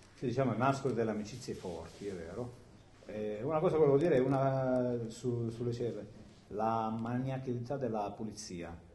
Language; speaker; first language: Italian; native; Italian